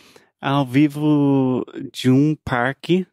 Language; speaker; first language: Portuguese; non-native, fluent; English